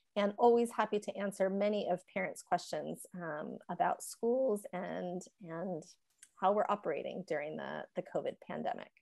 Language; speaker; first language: English; native; English